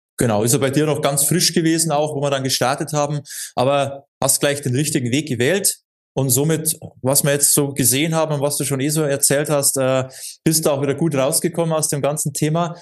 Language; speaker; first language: German; native; German